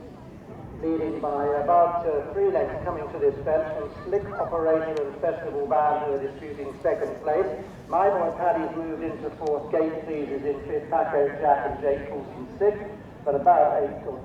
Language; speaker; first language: English; native; English